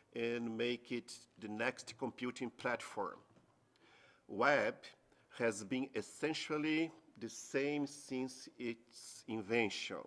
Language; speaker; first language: English; non-native, fluent; Portuguese